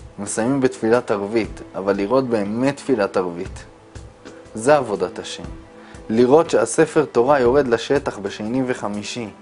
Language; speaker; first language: Hebrew; native; Hebrew